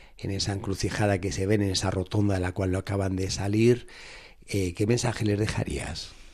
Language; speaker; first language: Spanish; native; Spanish